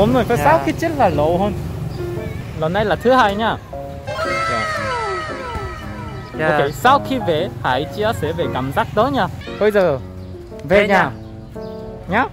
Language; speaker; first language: Vietnamese; non-native, learner; Korean